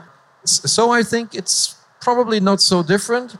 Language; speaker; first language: English; non-native, fluent; German